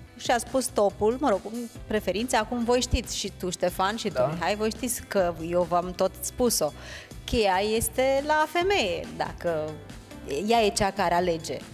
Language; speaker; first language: Romanian; native; Romanian